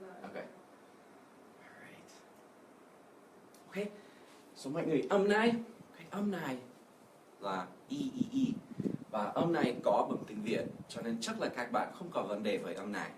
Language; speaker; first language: Vietnamese; non-native, fluent; English